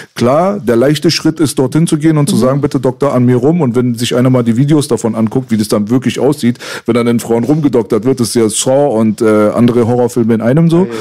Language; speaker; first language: German; early bilingual, other home language; Persian